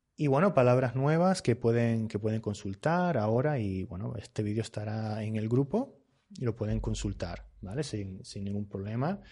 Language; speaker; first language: Spanish; native; Spanish